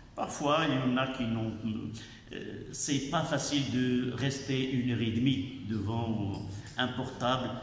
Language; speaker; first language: French; non-native, local second language; Arabic